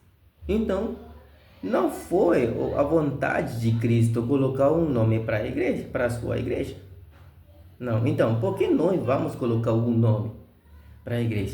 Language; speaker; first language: Portuguese; non-native, fluent; Spanish